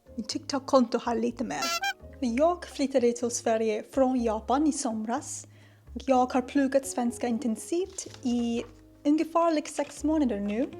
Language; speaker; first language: Swedish; non-native, learner; Japanese